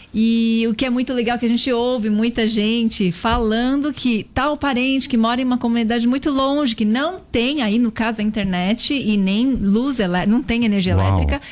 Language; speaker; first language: Portuguese; native; Portuguese